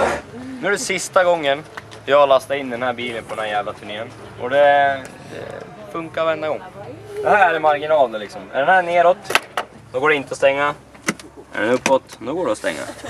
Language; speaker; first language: Swedish; native; Swedish